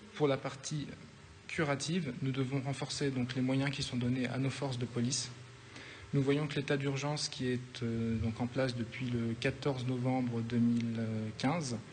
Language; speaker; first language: French; native; French